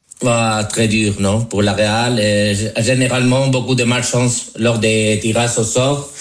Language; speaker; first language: French; non-native, learner; Spanish